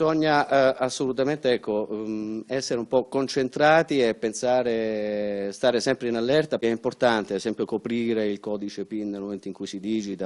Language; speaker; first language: Italian; native; Italian